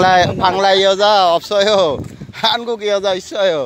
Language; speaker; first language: Korean; non-native, learner; Bangla